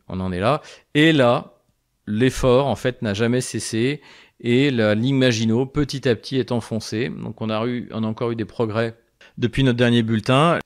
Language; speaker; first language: French; native; French